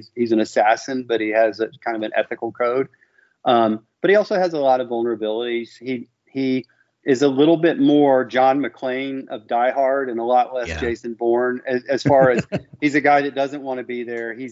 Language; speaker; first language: English; native; English